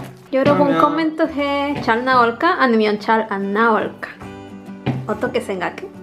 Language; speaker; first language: Korean; non-native, learner; Spanish